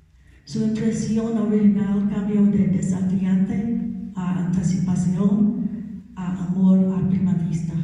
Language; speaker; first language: Spanish; non-native, learner; English